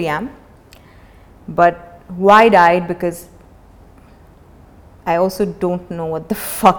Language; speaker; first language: English; non-native, local second language; Hindi